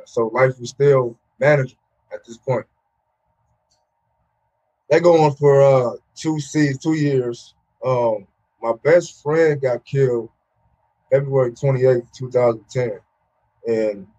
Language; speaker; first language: English; native; English